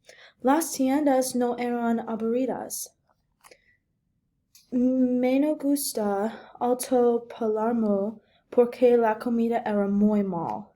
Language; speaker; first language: Spanish; non-native, learner; English